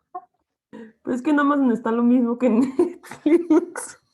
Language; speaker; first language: Spanish; native; Spanish